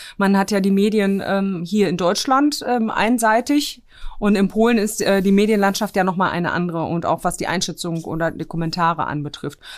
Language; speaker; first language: German; early bilingual, other home language; Polish